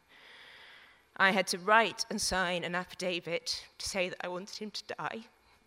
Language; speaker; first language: English; native; English